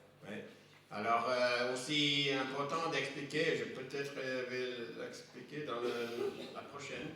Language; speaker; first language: French; non-native, fluent; English